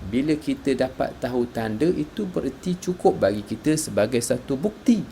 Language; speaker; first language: Malay; native; Malay